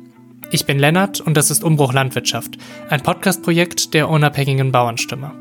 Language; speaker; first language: German; native; German